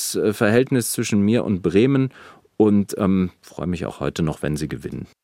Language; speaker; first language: German; native; German